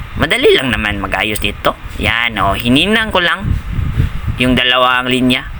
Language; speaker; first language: Filipino; non-native, local second language; Cebuano